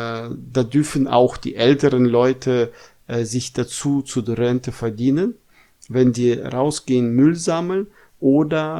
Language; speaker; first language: German; non-native, fluent; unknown